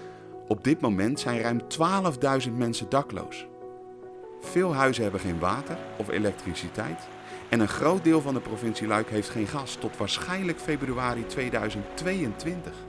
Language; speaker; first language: Dutch; native; Dutch